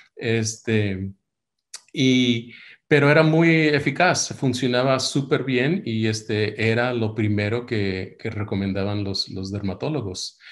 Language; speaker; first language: Spanish; early bilingual, heritage; Spanish